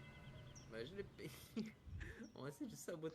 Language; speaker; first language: French; native; French